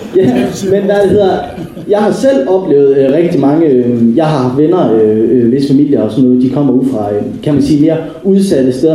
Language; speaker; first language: Danish; native; Danish